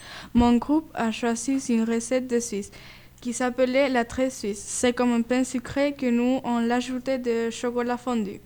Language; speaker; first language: French; non-native, learner; Spanish